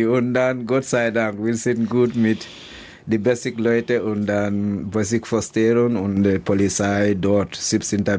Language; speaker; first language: German; non-native, learner; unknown